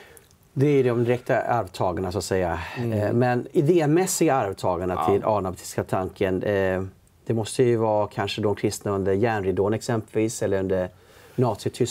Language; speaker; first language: Swedish; native; Swedish